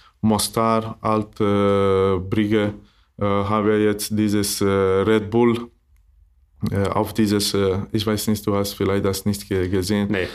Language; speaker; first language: German; non-native, learner; Bosnian